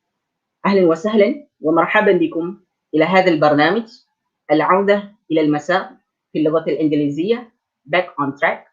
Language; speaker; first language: Arabic; non-native, fluent; Malay